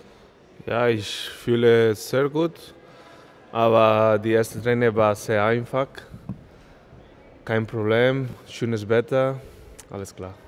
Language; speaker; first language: German; non-native, learner; Spanish